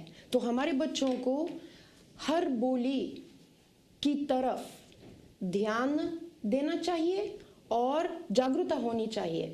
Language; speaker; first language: Hindi; non-native, fluent; Bulgarian